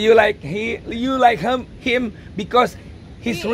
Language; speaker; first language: English; non-native, learner; Indonesian